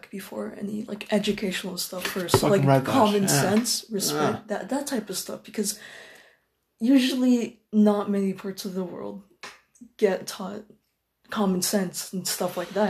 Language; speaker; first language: English; non-native, local second language; Filipino